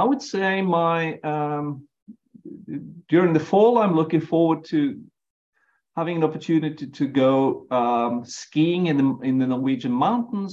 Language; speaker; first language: English; non-native, fluent; Norwegian